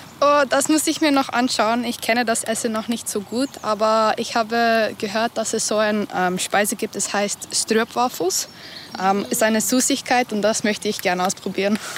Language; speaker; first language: German; early bilingual, other home language; Afrikaans